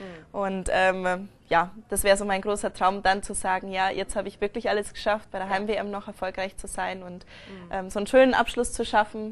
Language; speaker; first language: German; native; German